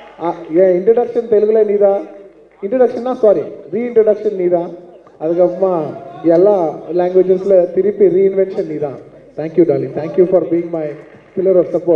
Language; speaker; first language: Tamil; non-native, local second language; Telugu